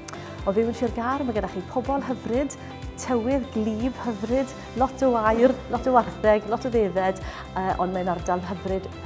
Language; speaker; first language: Welsh; native; Welsh